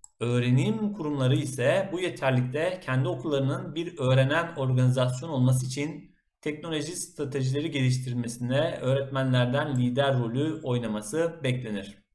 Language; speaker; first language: Turkish; native; Turkish